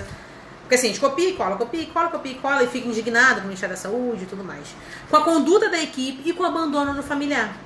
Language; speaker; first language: Portuguese; native; Portuguese